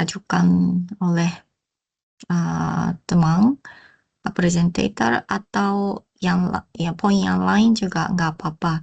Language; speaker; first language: Indonesian; non-native, learner; Japanese